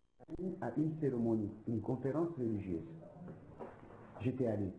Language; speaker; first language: French; non-native, local second language; Ngazidja Comorian